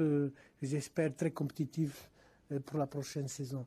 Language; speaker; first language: French; non-native, fluent; Portuguese